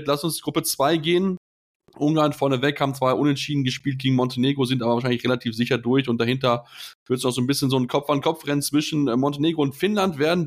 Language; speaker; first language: German; native; German